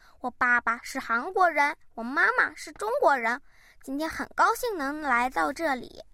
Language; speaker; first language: Chinese; early bilingual, heritage; Chinese